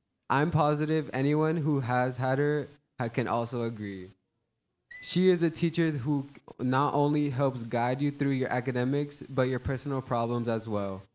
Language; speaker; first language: English; native; English